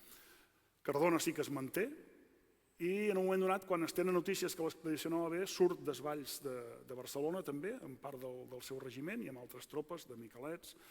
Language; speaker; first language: Catalan; native; Catalan